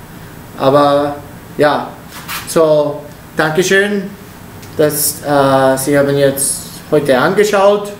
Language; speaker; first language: German; non-native, learner; Italian